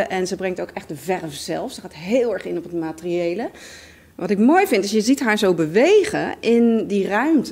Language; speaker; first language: Dutch; native; Dutch